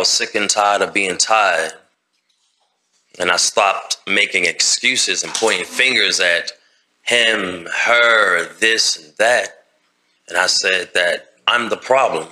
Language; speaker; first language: English; native; English